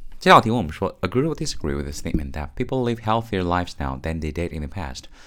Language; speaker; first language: English; non-native, fluent; Chinese